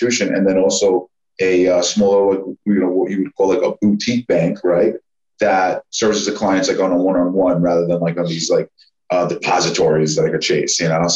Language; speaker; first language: English; native; English